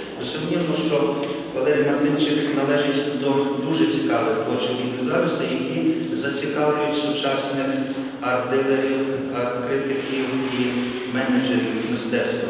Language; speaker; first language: Ukrainian; native; Ukrainian